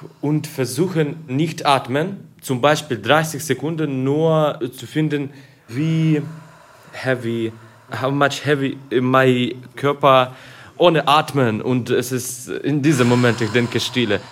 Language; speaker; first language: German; non-native, learner; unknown